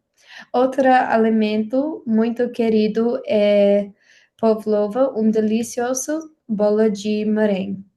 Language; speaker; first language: Portuguese; non-native, learner; English